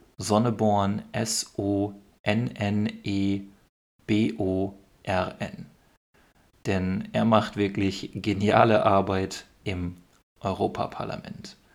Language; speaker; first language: German; native; German